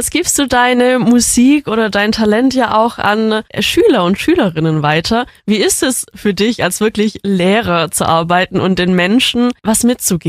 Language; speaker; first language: German; native; German